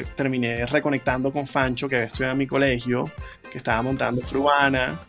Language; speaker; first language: Spanish; native; Spanish